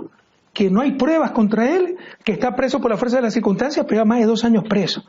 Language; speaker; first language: Spanish; native; Spanish